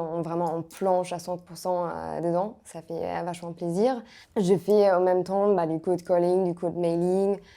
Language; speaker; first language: French; non-native, fluent; German